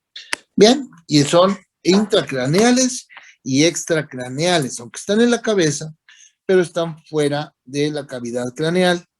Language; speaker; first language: Spanish; native; Spanish